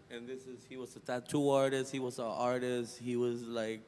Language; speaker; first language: English; early bilingual, other home language; Spanish